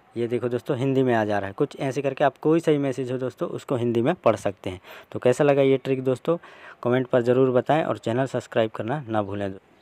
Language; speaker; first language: Hindi; native; Hindi